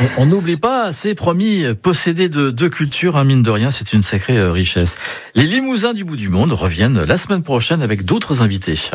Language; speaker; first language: French; native; French